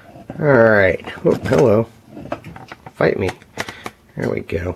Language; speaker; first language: English; native; English